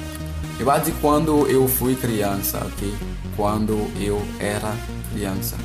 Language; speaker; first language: Portuguese; non-native, learner; Haitian Creole